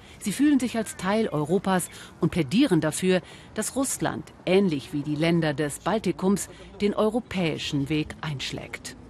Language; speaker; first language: German; native; German